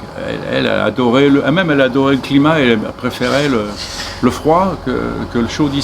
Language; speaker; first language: French; native; French